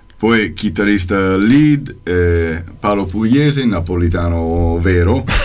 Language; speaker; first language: Italian; non-native, fluent; English